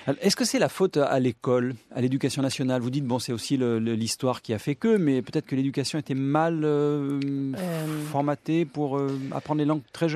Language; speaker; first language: French; native; French